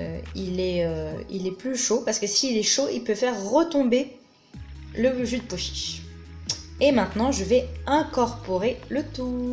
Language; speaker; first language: French; native; French